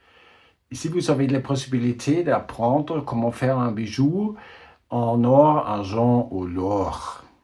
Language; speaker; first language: French; non-native, learner; German